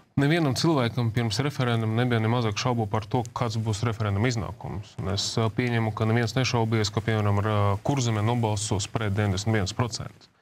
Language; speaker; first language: Latvian; non-native, local second language; Russian